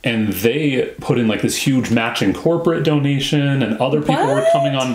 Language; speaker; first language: English; native; English